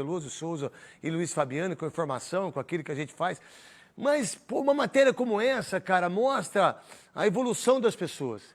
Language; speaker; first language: Portuguese; native; Portuguese